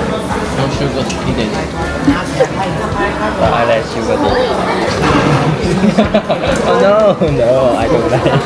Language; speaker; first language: English; non-native, learner; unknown